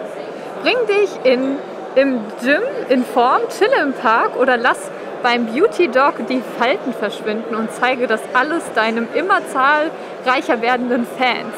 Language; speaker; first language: German; native; German